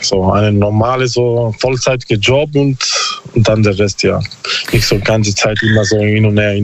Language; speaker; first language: German; non-native, learner; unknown